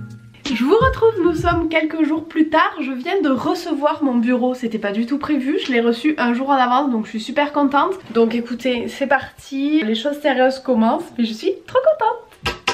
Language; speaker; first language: French; native; French